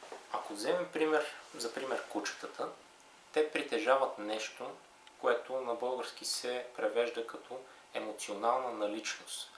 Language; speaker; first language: Bulgarian; native; Bulgarian